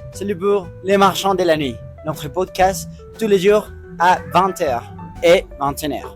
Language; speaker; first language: French; non-native, learner; Spanish